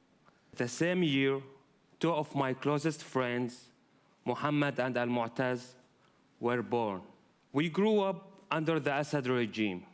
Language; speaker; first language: English; non-native, fluent; Arabic